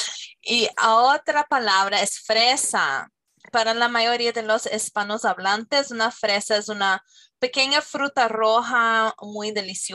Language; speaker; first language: Spanish; non-native, fluent; English